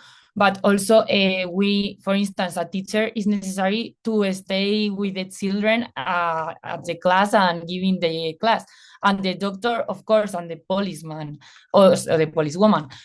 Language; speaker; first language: English; non-native, fluent; Spanish